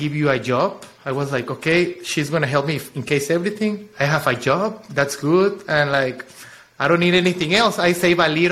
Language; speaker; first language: English; non-native, fluent; Spanish